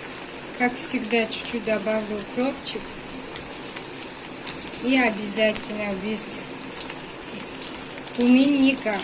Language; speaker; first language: Russian; non-native, local second language; Tajik